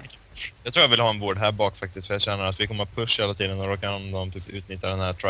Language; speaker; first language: Swedish; native; Swedish